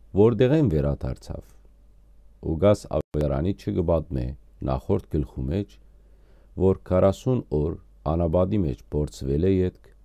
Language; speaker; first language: Armenian; native; Armenian